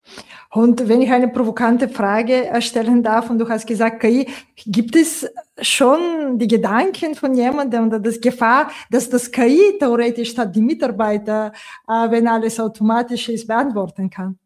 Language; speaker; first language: German; non-native, fluent; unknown